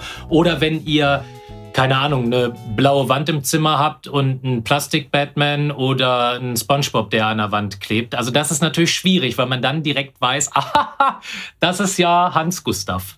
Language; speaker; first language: German; native; German